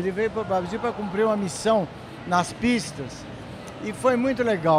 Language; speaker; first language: Portuguese; native; Portuguese